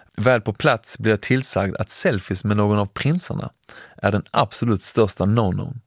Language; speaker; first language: Swedish; early bilingual, other home language; Persian